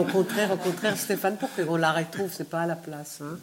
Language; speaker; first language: French; non-native, fluent; Hebrew